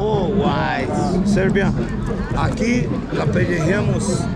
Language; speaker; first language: Spanish; non-native, learner; Serbian